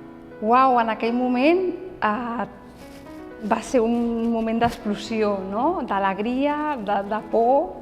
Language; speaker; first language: Catalan; native; Catalan